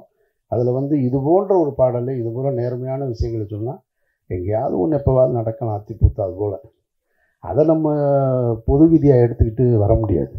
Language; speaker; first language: Tamil; native; Tamil